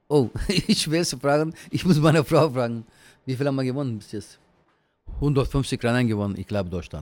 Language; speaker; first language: German; non-native, learner; Turkish